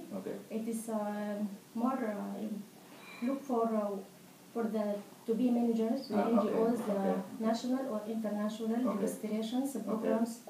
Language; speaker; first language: English; non-native, learner; Arabic